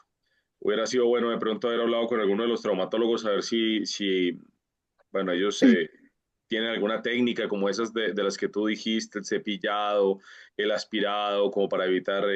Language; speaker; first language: Spanish; native; Spanish